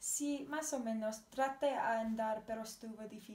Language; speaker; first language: Spanish; non-native, learner; English